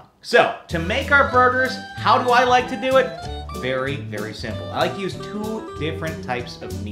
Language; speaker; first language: English; native; English